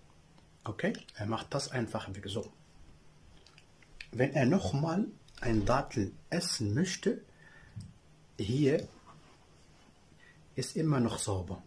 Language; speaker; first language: German; non-native, learner; Arabic